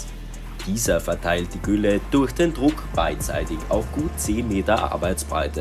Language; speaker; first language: German; native; German